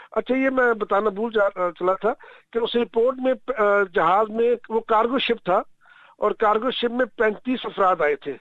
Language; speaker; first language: Urdu; non-native, local second language; Punjabi